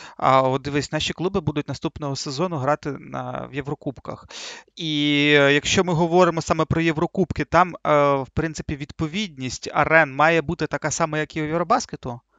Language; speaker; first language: Ukrainian; native; Ukrainian